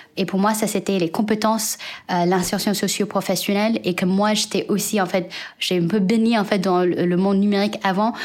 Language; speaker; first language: French; non-native, fluent; Chinese